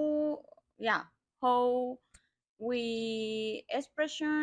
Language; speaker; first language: English; non-native, learner; Spanish